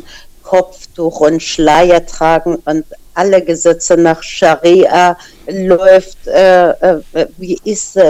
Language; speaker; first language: German; non-native, fluent; Persian